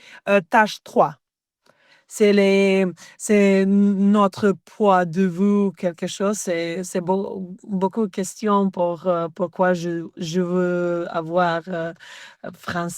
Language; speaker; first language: French; non-native, learner; Serbian